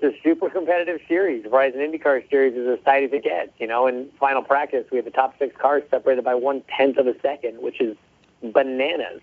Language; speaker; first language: English; native; English